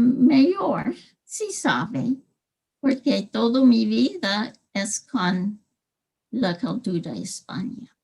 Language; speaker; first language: Spanish; early bilingual, heritage; English